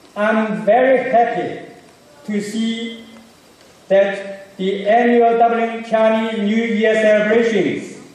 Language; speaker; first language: English; non-native, fluent; Chinese